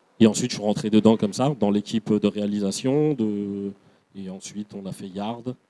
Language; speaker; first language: French; native; French